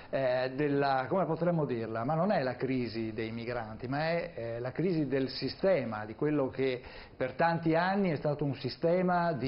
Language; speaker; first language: Italian; native; Italian